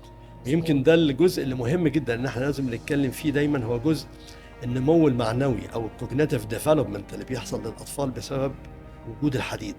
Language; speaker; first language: Arabic; native; Arabic